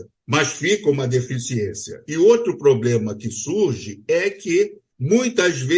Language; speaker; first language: Portuguese; native; Portuguese